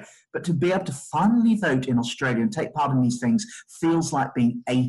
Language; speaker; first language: English; native; English